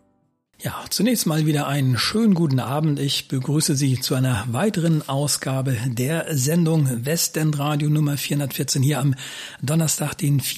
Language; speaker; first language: German; native; German